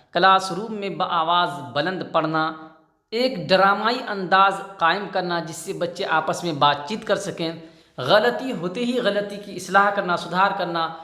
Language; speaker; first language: Urdu; native; Urdu